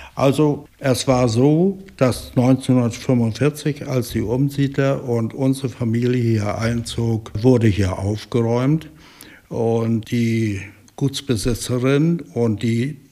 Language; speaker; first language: German; native; German